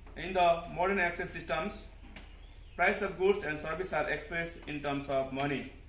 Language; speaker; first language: English; non-native, local second language; Nepali